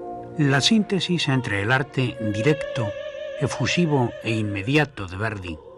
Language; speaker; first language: Spanish; native; Spanish